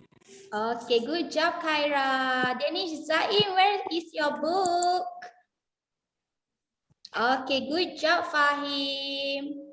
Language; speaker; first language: English; non-native, local second language; Malay